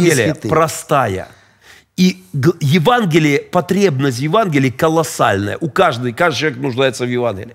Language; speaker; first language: Russian; native; Russian